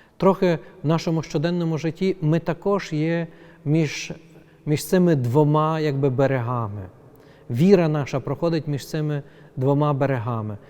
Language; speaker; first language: Ukrainian; native; Ukrainian